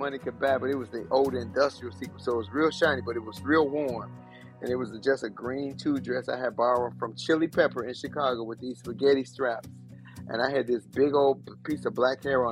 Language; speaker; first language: English; native; English